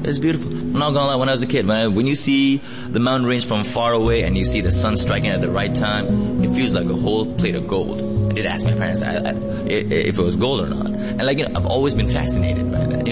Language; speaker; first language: English; non-native, local second language; Nepali